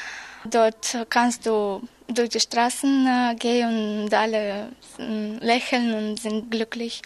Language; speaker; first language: German; non-native, learner; Romanian